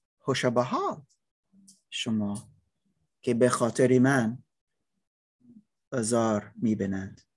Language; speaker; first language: Persian; non-native, learner; English